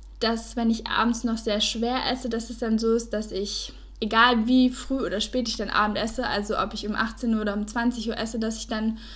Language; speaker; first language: German; native; German